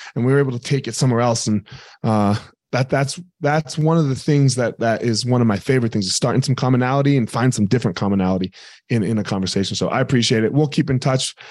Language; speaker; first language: English; native; English